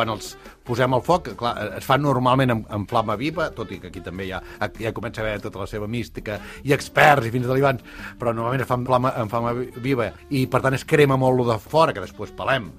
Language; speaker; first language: Catalan; native; Catalan